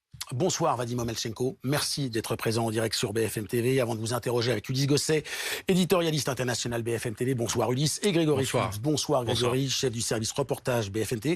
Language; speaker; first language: French; native; French